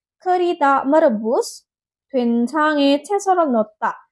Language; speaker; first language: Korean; non-native, fluent; Indonesian